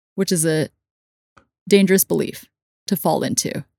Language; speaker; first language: English; non-native, local second language; Cantonese